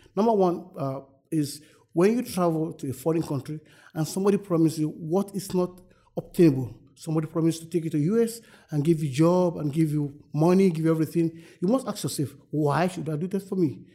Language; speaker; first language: English; non-native, local second language; Yoruba